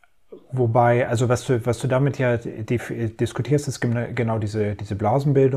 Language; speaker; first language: German; native; German